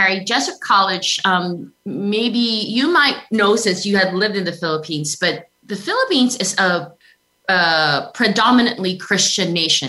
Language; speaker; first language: English; non-native, local second language; Filipino